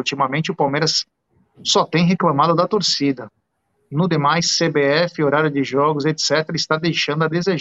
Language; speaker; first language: Portuguese; native; Portuguese